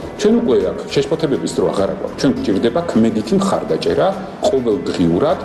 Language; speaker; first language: Georgian; native; Georgian